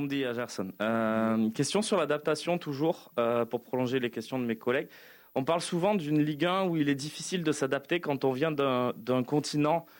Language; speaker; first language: French; native; French